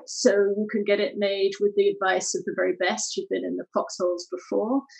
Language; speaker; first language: English; native; English